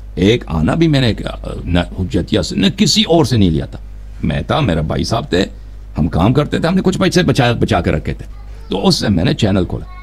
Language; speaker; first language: Urdu; non-native, fluent; Persian